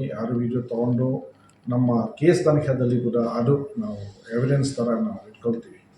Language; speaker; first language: Kannada; non-native, fluent; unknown